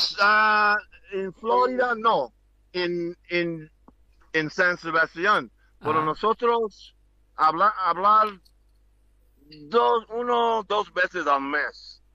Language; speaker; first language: Spanish; non-native, learner; English